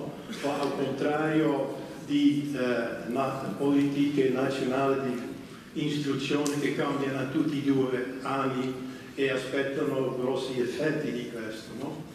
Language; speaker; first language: Italian; non-native, fluent; Dutch